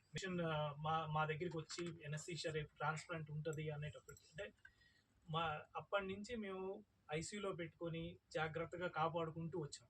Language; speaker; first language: Telugu; native; Telugu